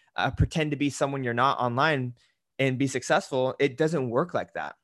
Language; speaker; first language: English; native; English